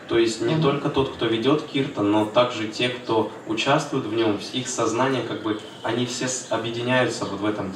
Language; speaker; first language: Russian; native; Russian